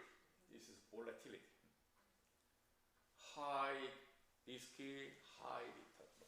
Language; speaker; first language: English; non-native, fluent; Korean